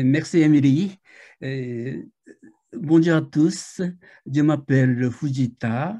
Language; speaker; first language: French; non-native, fluent; Japanese